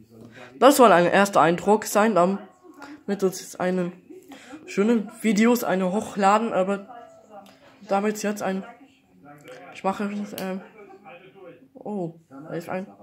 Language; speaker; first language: German; non-native, learner; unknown